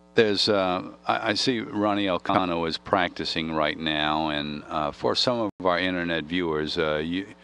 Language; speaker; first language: English; native; English